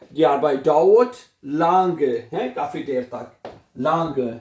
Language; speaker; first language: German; non-native, learner; Urdu